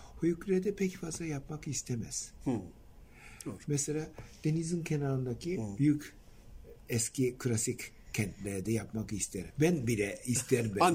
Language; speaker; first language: Turkish; non-native, fluent; Japanese